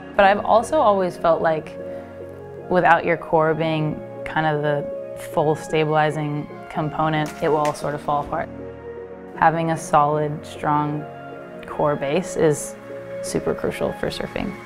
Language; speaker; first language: English; native; English